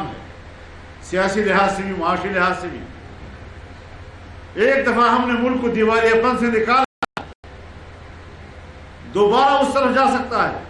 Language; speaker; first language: Urdu; non-native, local second language; Pashto